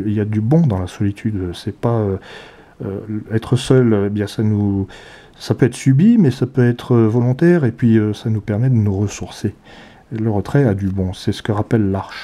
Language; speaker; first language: French; native; French